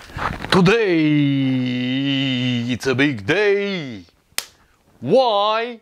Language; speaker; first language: English; non-native, learner; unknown